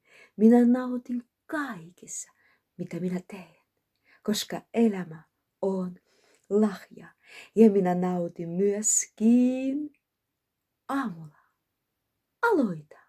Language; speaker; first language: Finnish; non-native, learner; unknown